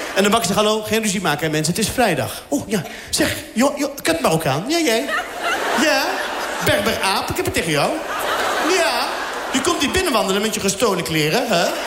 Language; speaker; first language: Dutch; early bilingual, other home language; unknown